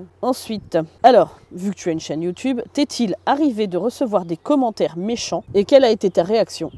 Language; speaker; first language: French; native; French